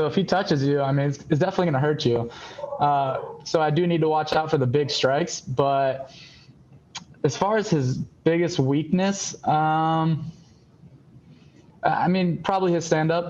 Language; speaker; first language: English; native; English